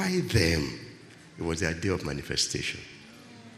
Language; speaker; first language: English; non-native, local second language; Yoruba